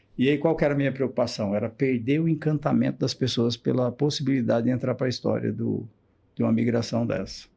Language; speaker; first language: Portuguese; native; Portuguese